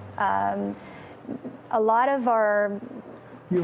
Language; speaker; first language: English; non-native, fluent; Romanian